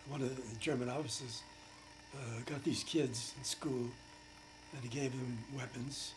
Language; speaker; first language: English; native; English